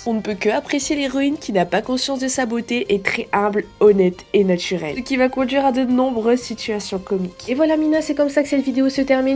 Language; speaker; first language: French; native; French